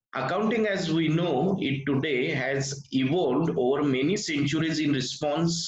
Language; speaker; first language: English; non-native, local second language; Marathi